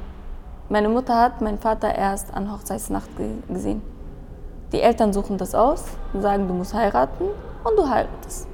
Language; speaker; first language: German; early bilingual, other home language; Persian